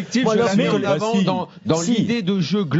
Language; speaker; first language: French; native; French